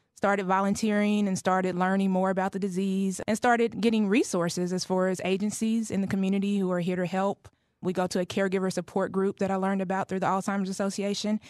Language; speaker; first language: English; native; English